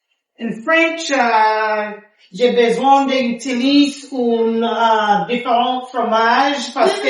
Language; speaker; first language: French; non-native, learner; English